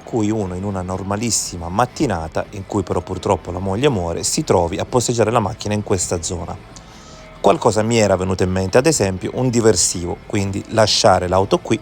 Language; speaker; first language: Italian; native; Italian